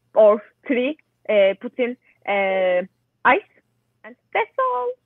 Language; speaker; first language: English; non-native, learner; Turkish